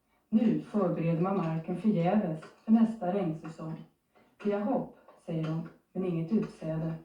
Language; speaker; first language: Swedish; native; Swedish